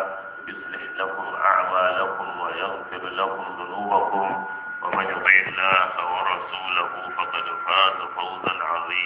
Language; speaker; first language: Arabic; non-native, fluent; Hausa